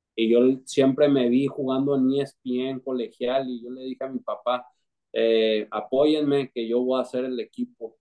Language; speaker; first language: Spanish; native; Spanish